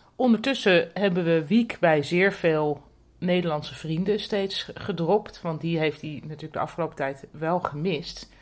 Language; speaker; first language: Dutch; native; Dutch